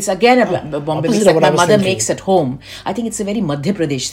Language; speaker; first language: English; non-native, local second language; Bangla